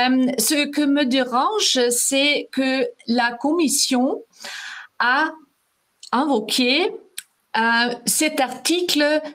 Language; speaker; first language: French; non-native, fluent; German